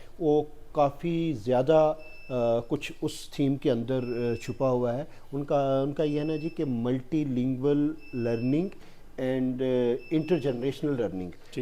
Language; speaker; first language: Urdu; non-native, local second language; Gujari